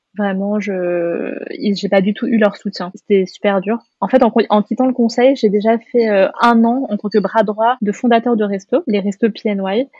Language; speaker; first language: French; native; French